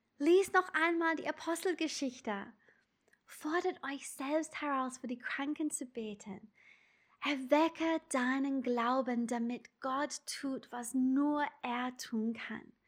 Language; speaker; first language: German; non-native, fluent; English